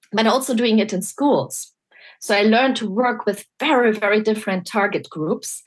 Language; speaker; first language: English; non-native, fluent; German